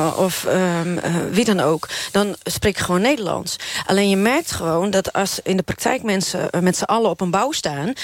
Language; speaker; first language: Dutch; non-native, local second language; Western Frisian